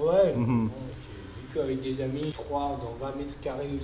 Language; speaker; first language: French; non-native, learner; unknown